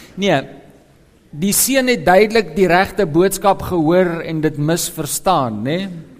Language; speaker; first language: Afrikaans; non-native, local second language; English